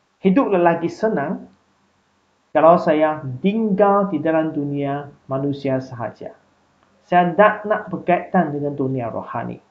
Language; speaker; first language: Malay; non-native, local second language; Chinese